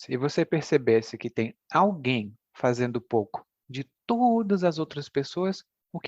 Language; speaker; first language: Portuguese; non-native, learner; English